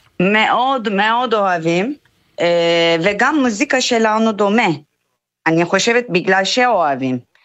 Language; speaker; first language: Hebrew; non-native, fluent; Turkish